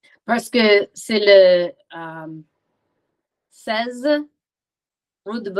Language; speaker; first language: French; non-native, learner; English